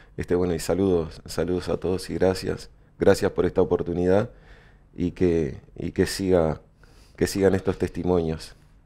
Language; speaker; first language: Spanish; native; Spanish